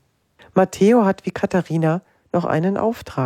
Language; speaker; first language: German; native; German